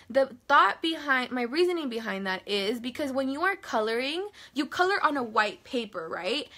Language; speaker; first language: English; native; English